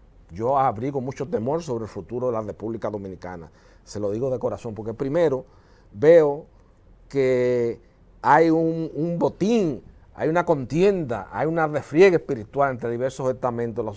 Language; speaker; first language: Spanish; native; Spanish